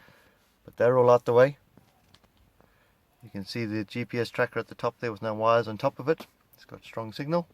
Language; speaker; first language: English; native; English